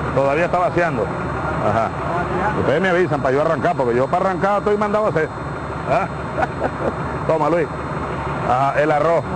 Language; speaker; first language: Spanish; native; Spanish